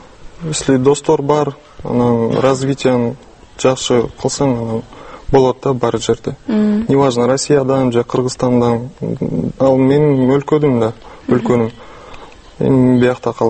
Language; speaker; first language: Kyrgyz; non-native, local second language; Russian